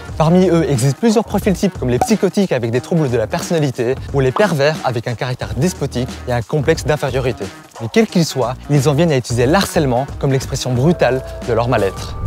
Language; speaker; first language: French; early bilingual, other home language; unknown